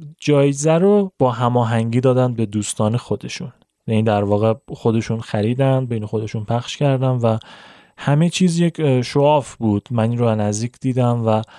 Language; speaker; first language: Persian; native; Persian